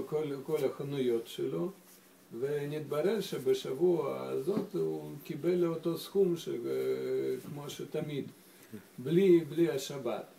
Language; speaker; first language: Hebrew; non-native, fluent; Russian